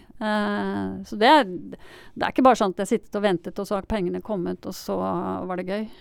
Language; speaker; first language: Norwegian; native; Norwegian